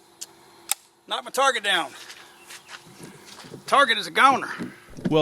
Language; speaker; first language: English; native; English